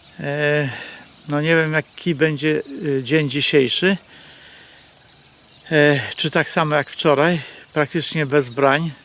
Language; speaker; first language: Polish; native; Polish